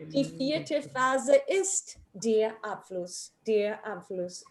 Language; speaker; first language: German; non-native, fluent; English